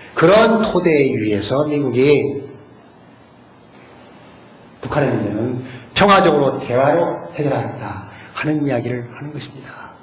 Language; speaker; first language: Korean; native; Korean